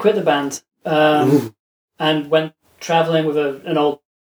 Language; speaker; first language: English; native; English